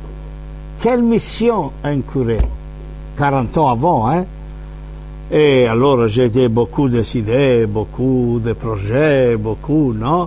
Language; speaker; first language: French; non-native, fluent; Italian